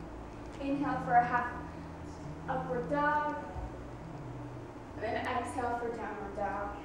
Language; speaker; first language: English; native; English